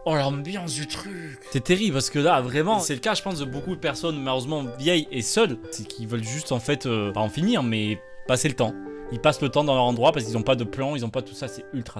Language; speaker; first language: French; native; French